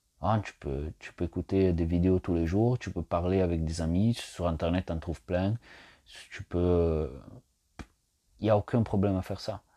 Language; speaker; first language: French; non-native, fluent; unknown